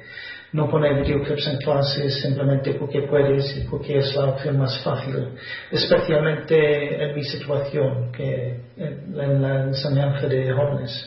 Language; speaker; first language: Spanish; non-native, fluent; English